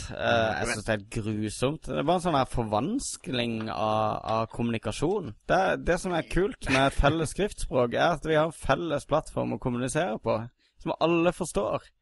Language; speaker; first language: Norwegian; native; Norwegian